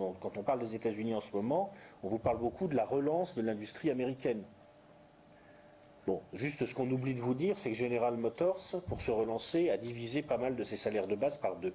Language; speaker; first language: French; native; French